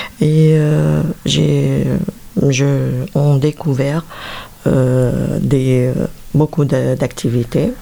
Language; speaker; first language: French; non-native, learner; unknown